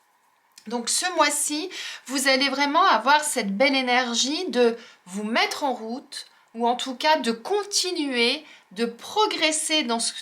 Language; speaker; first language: French; native; French